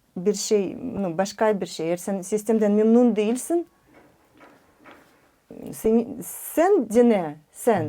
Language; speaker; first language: Turkish; non-native, learner; Russian